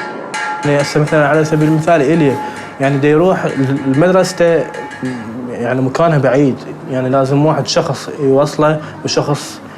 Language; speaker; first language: Arabic; native; Arabic